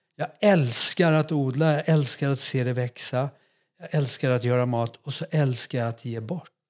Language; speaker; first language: Swedish; native; Swedish